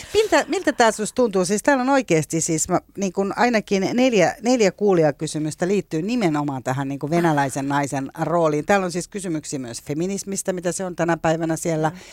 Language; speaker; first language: Finnish; native; Finnish